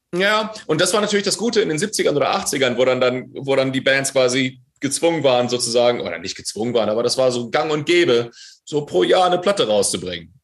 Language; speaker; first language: German; native; German